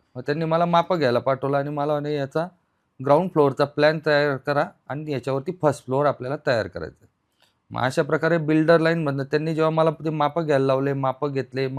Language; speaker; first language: Marathi; native; Marathi